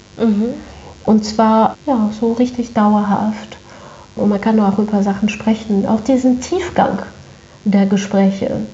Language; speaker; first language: German; non-native, fluent; French